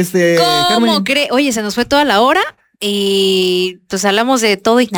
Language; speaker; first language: Spanish; native; Spanish